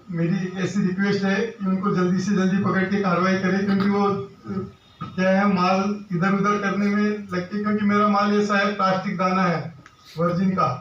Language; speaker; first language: Hindi; non-native, local second language; Marathi